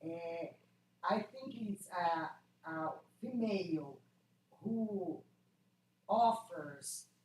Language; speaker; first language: English; non-native, learner; Portuguese